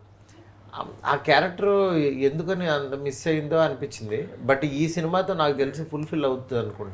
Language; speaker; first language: Telugu; native; Telugu